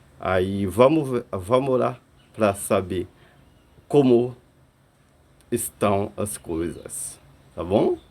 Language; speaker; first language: Portuguese; non-native, fluent; Haitian Creole